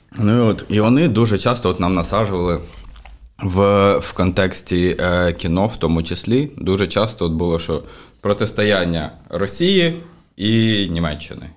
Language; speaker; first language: Ukrainian; non-native, local second language; Russian